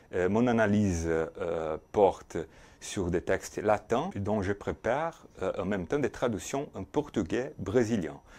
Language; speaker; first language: French; non-native, fluent; Portuguese